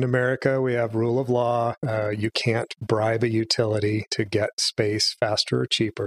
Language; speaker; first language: English; native; English